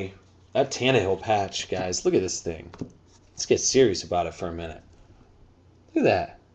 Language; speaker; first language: English; native; English